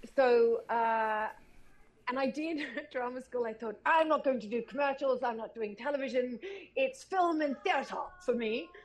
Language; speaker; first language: English; native; English